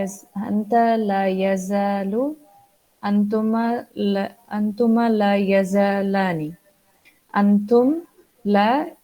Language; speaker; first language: Arabic; non-native, learner; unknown